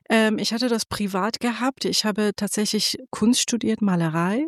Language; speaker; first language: German; non-native, fluent; Persian